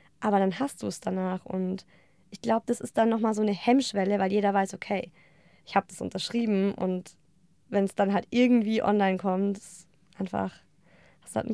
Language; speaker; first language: German; native; German